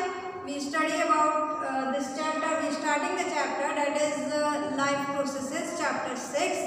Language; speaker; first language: English; non-native, local second language; Hindi